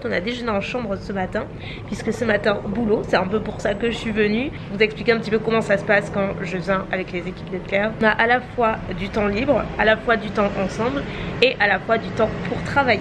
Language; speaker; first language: French; native; French